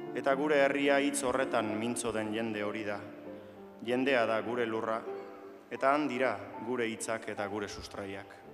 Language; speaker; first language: Basque; native; Basque